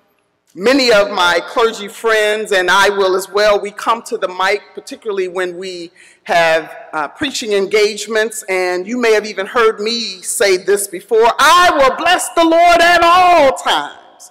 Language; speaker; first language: English; native; English